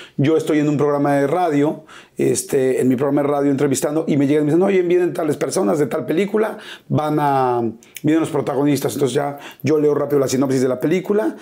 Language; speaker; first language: Spanish; native; Spanish